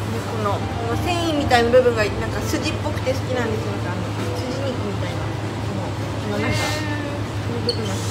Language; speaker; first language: Japanese; native; Japanese